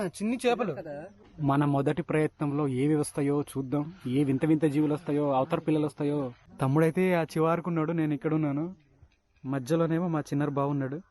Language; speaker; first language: Telugu; native; Telugu